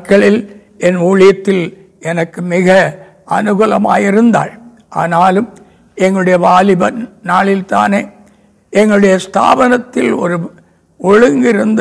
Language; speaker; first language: Tamil; native; Tamil